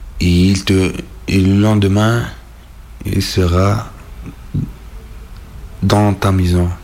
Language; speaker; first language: French; non-native, learner; Arabic